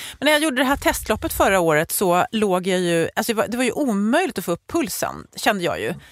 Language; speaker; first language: Swedish; native; Swedish